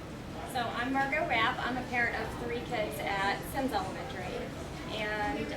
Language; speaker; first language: English; native; English